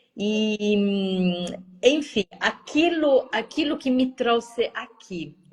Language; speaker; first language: Portuguese; non-native, fluent; Italian